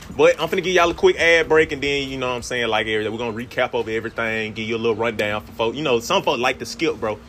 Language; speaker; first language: English; native; English